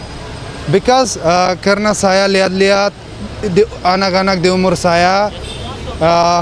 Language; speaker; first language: Indonesian; early bilingual, other home language; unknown